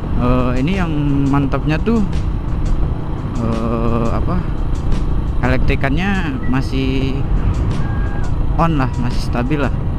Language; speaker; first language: Indonesian; non-native, local second language; Sundanese